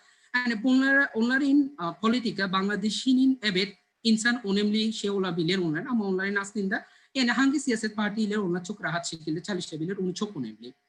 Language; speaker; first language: Turkish; non-native, learner; Bangla